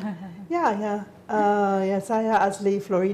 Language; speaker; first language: Indonesian; non-native, learner; English